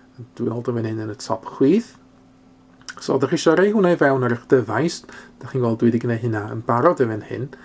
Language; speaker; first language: Welsh; non-native, local second language; English